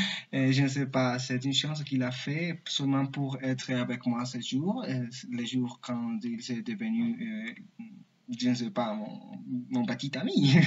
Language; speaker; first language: French; non-native, learner; Spanish